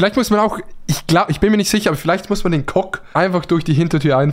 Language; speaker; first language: German; native; German